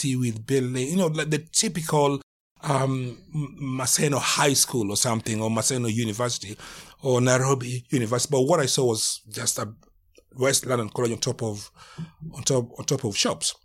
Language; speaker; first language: English; non-native, local second language; Luo (Kenya and Tanzania)